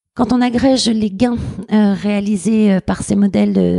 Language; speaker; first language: French; native; French